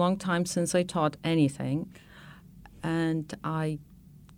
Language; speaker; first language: English; non-native, fluent; Ukrainian